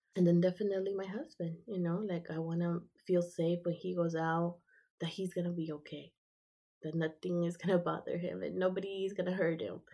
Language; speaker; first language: English; early bilingual, other home language; Spanish